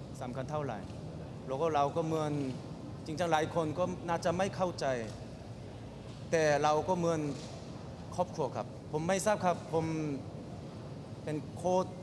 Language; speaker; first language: Thai; non-native, fluent; Korean